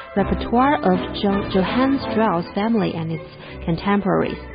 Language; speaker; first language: English; non-native, fluent; Chinese